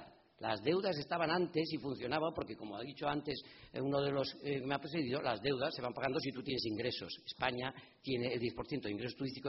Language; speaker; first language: Spanish; native; Spanish